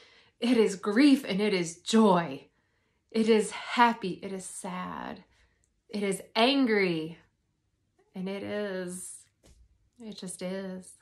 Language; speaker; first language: English; native; English